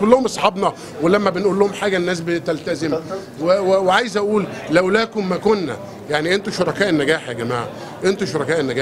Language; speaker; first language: Arabic; native; Arabic